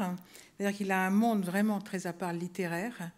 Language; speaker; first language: French; native; French